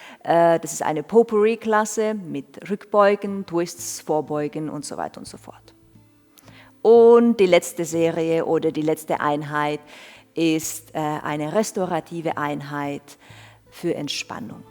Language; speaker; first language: German; non-native, fluent; Finnish